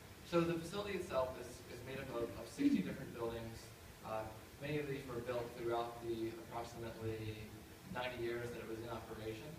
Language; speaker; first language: English; native; English